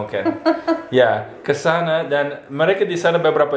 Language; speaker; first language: Indonesian; non-native, fluent; English